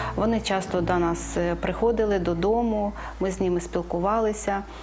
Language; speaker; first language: Ukrainian; native; Ukrainian